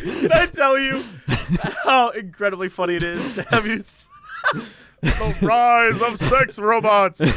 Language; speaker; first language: English; native; English